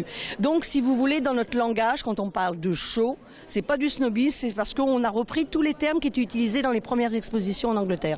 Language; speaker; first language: French; native; French